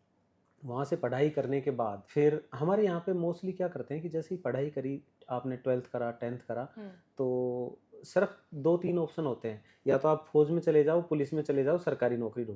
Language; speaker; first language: Hindi; native; Hindi